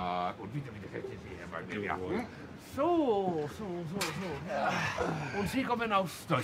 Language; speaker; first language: German; non-native, learner; Finnish